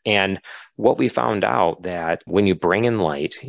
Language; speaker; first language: English; native; English